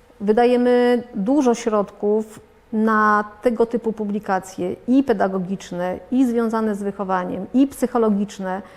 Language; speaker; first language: Polish; native; Polish